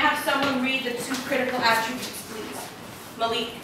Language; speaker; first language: English; native; English